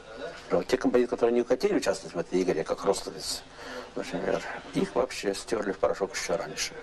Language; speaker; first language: Russian; native; Russian